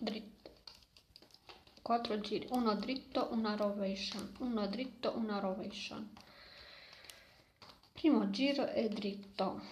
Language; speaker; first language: Italian; non-native, learner; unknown